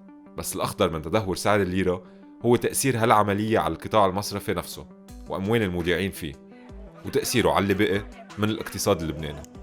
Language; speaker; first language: Arabic; native; Arabic